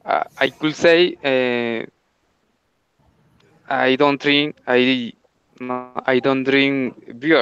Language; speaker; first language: English; non-native, learner; Spanish